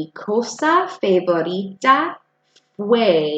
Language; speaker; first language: Spanish; non-native, fluent; English